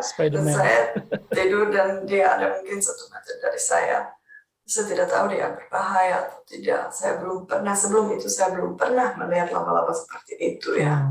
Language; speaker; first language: Indonesian; non-native, fluent; Czech